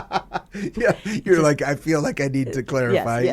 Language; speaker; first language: English; native; English